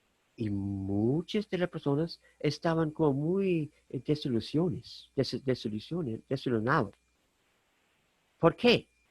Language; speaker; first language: Spanish; non-native, fluent; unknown